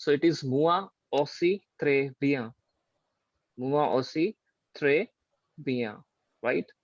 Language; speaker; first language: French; non-native, learner; Hindi